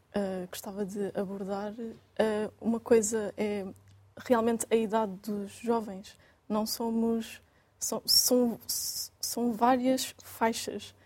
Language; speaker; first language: Portuguese; native; Portuguese